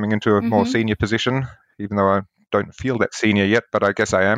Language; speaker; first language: English; native; English